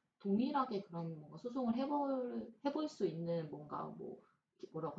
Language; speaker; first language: Korean; native; Korean